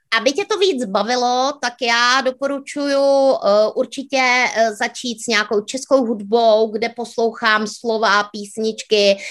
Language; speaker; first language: Czech; native; Czech